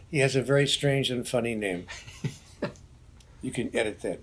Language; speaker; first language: English; native; English